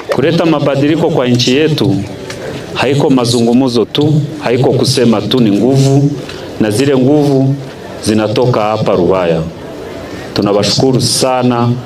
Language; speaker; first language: Swahili; native; Swahili